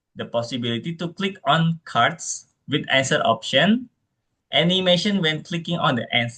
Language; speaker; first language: English; non-native, fluent; Indonesian